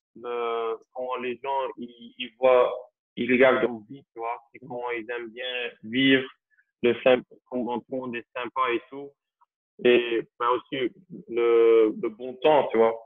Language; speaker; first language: French; non-native, local second language; Dutch